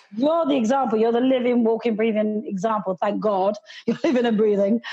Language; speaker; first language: English; early bilingual, other home language; Hindi